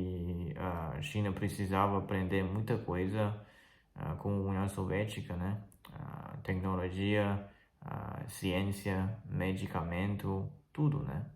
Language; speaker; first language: Portuguese; non-native, fluent; Chinese